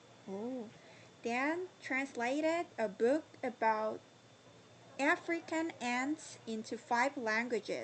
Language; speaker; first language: English; non-native, learner; Korean